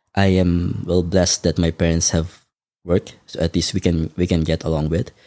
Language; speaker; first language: English; non-native, local second language; Filipino